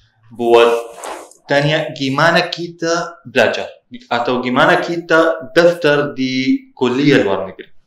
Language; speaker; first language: Indonesian; non-native, learner; Arabic